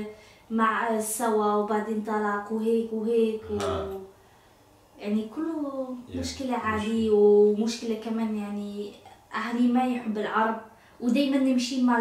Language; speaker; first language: Arabic; non-native, learner; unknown